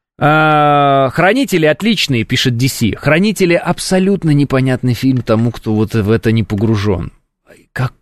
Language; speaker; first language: Russian; native; Russian